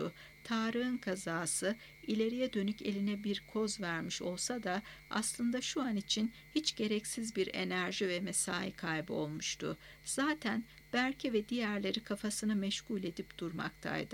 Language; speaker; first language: Turkish; native; Turkish